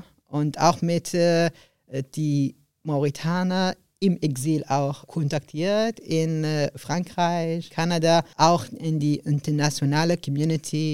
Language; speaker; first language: German; non-native, learner; Arabic